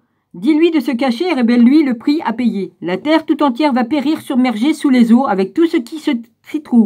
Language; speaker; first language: French; native; French